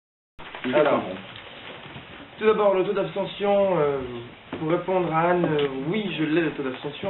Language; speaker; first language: French; native; French